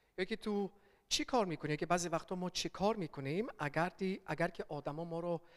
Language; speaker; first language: Persian; early bilingual, heritage; Persian